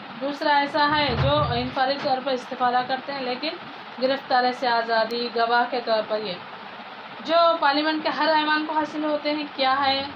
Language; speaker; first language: Urdu; native; Urdu